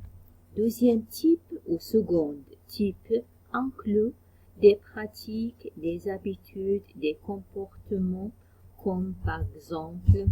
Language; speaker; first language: French; non-native, fluent; Arabic